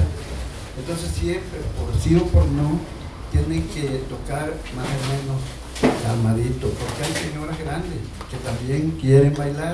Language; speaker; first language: Spanish; native; Spanish